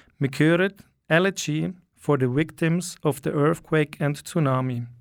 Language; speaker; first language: German; native; German